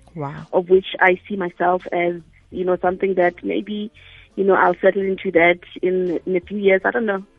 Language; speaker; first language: English; non-native, local second language; Tswana